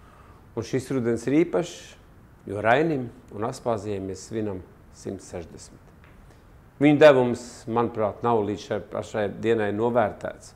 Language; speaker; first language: Latvian; native; Latvian